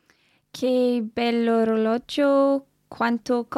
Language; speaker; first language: Italian; non-native, learner; English